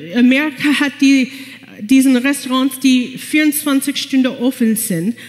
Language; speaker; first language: German; non-native, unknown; English